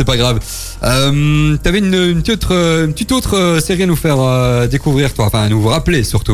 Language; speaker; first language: French; native; French